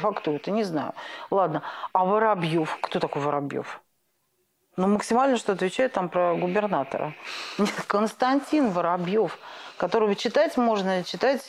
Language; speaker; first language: Russian; native; Russian